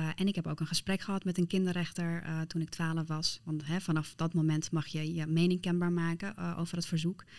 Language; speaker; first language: Dutch; early bilingual, other home language; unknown